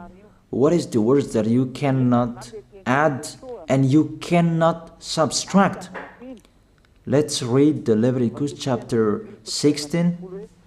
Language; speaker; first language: English; non-native, fluent; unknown